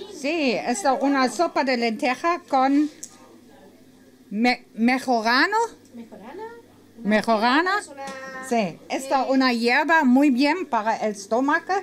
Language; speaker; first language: Spanish; non-native, learner; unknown